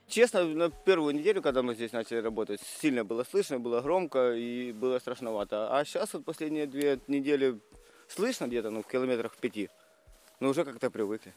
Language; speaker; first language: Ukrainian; native; Ukrainian